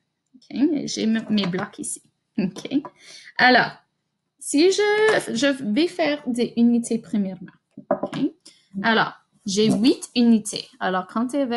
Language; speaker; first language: French; non-native, fluent; English